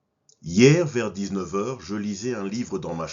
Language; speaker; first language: French; non-native, fluent; English